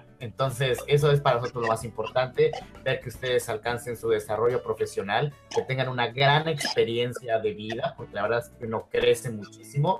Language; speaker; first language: Spanish; native; Spanish